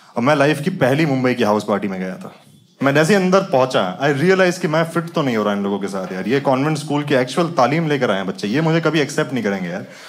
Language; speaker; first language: Hindi; native; Hindi